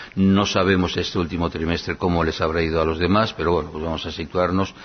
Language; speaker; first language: Spanish; non-native, local second language; Basque